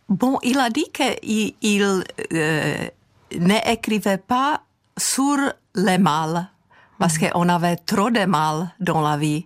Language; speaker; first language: French; non-native, fluent; Czech